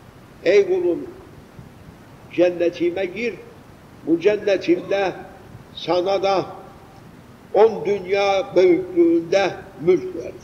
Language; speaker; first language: Turkish; native; Turkish